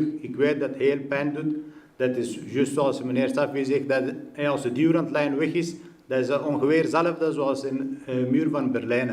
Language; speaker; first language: Dutch; non-native, fluent; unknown